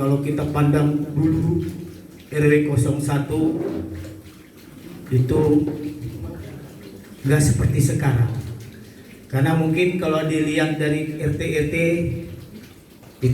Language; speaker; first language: Indonesian; native; Indonesian